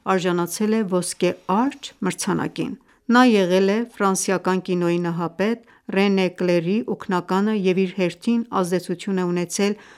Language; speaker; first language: Armenian; early bilingual, heritage; Armenian